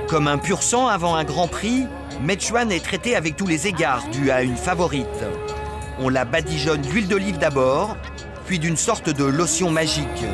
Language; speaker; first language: French; native; French